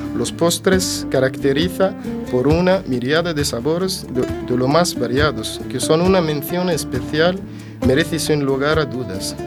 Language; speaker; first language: Spanish; non-native, fluent; Arabic